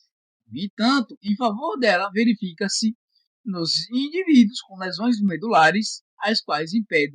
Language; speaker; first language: Portuguese; native; Portuguese